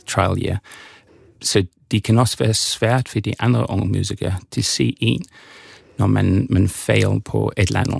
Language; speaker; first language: Danish; non-native, fluent; English